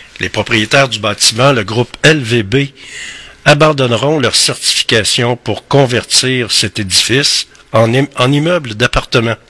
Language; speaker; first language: French; native; French